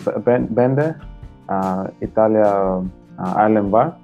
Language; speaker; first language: Turkish; non-native, learner; Portuguese